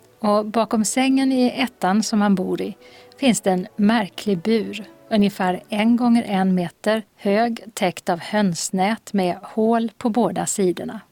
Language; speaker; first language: Swedish; native; Swedish